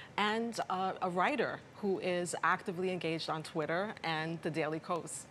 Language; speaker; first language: English; early bilingual, other home language; Spanish